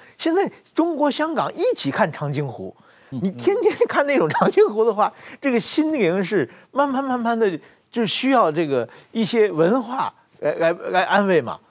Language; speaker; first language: Chinese; native; Chinese